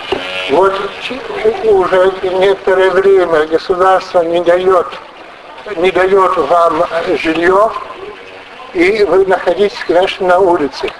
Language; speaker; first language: Russian; non-native, fluent; French